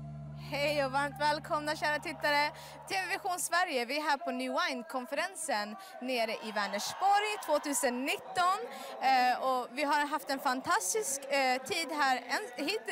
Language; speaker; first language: Swedish; native; Swedish